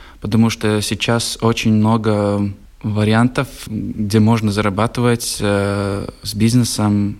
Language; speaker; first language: Russian; non-native, local second language; Latvian